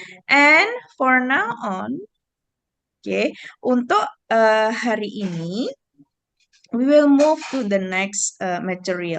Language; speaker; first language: English; non-native, fluent; Indonesian